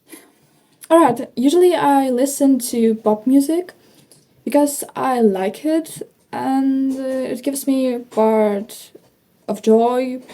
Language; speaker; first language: English; non-native, fluent; Ukrainian